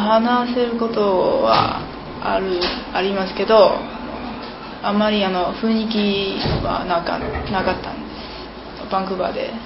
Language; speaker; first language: Japanese; non-native, learner; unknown